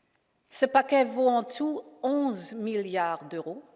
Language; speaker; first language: French; non-native, fluent; German